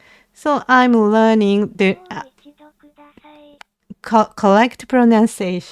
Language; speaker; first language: English; non-native, learner; Japanese